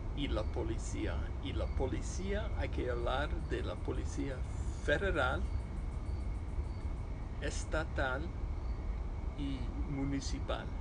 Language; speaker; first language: Spanish; non-native, fluent; English